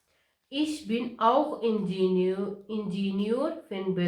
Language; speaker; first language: German; non-native, learner; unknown